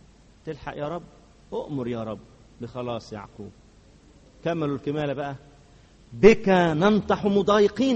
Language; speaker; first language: Arabic; native; Arabic